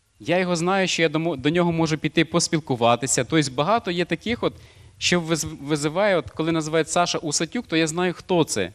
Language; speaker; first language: Ukrainian; non-native, local second language; Russian